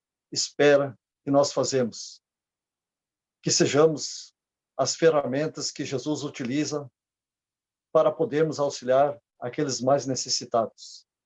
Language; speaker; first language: Portuguese; native; Portuguese